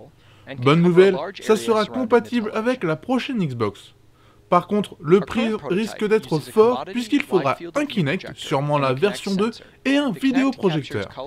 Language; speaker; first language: French; native; French